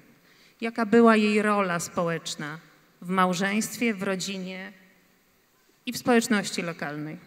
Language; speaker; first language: Polish; native; Polish